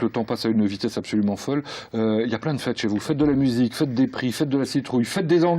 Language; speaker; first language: French; native; French